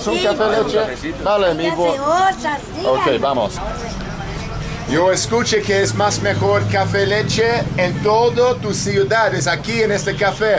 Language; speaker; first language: Spanish; non-native, learner; English